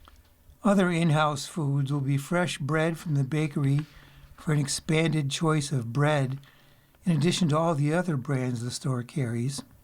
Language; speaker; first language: English; native; English